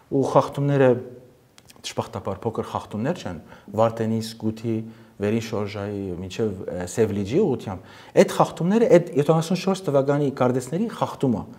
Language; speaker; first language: Armenian; early bilingual, heritage; Armenian